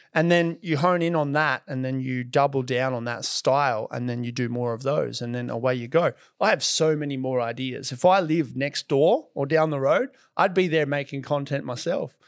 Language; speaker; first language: English; native; English